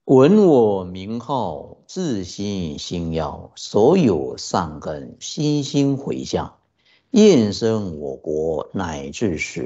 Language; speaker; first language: Chinese; native; Chinese